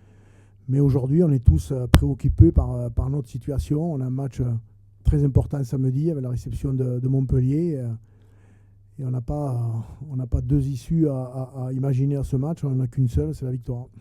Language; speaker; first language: French; native; French